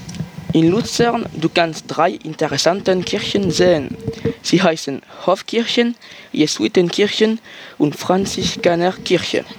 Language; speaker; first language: German; non-native, learner; French